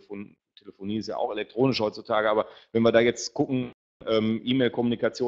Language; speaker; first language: German; native; German